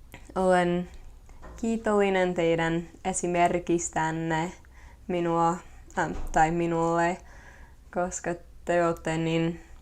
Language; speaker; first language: Finnish; non-native, fluent; English